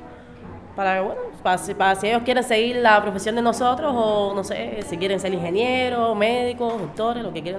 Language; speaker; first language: Spanish; native; Spanish